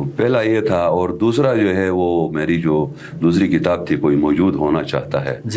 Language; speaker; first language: Urdu; non-native, local second language; Shina